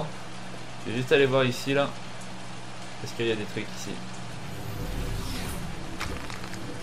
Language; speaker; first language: French; native; French